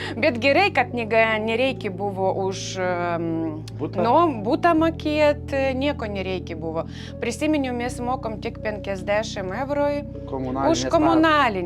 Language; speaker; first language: Lithuanian; non-native, learner; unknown